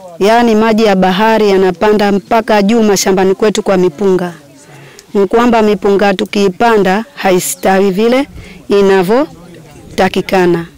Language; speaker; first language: Swahili; native; Swahili